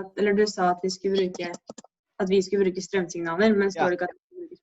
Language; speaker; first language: Norwegian; native; Norwegian